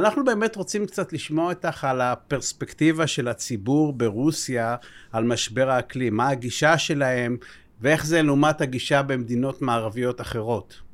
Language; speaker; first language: Hebrew; native; Hebrew